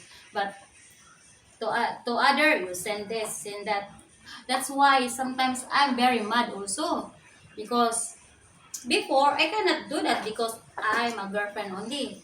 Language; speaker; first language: English; non-native, local second language; Cebuano